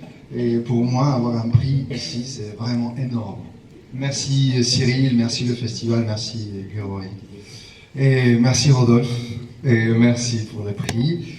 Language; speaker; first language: French; non-native, fluent; Spanish